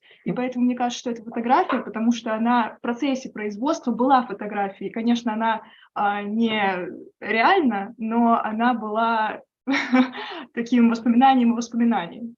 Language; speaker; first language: Russian; native; Russian